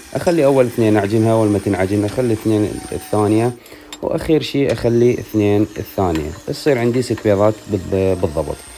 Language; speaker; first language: Arabic; native; Arabic